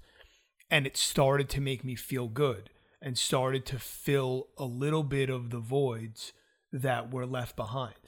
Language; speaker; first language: English; native; English